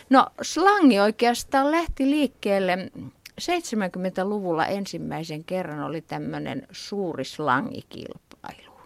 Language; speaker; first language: Finnish; native; Finnish